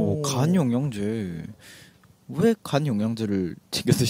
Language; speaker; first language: Korean; native; Korean